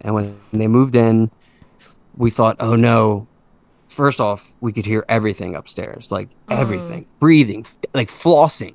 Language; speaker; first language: English; native; English